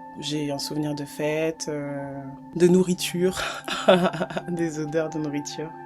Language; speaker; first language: French; native; French